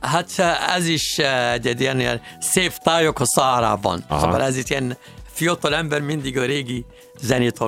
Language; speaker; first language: Hungarian; non-native, learner; Arabic